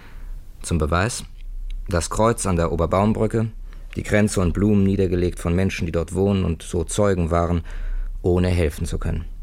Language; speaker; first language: German; native; German